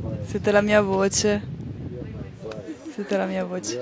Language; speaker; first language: Italian; non-native, learner; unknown